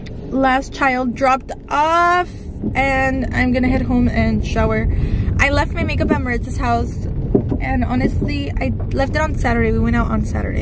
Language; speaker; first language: English; early bilingual, other home language; Spanish